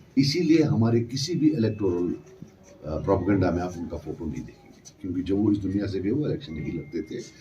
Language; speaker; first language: Urdu; non-native, local second language; Kashmiri